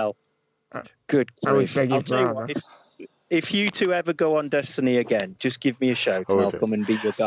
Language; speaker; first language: English; native; English